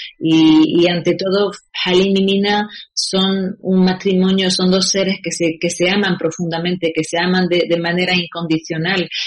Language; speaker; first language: Spanish; non-native, fluent; Arabic